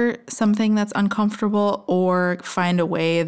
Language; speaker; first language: English; native; English